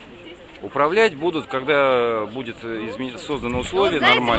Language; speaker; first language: Russian; native; Russian